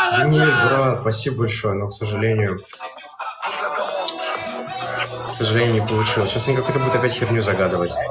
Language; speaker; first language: Russian; native; Russian